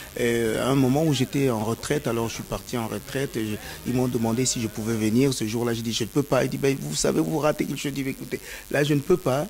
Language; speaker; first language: French; non-native, local second language; Kongo